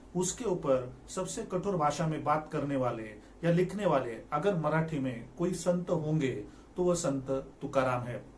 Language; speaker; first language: Hindi; non-native, local second language; Marathi